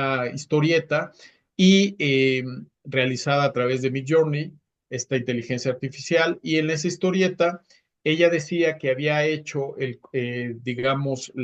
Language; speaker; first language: Spanish; native; Spanish